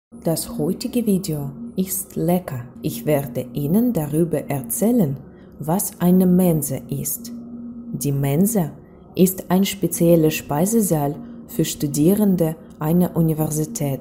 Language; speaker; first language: German; non-native, fluent; Russian